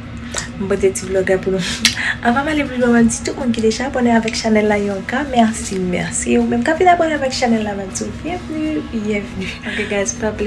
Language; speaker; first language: French; non-native, learner; Haitian Creole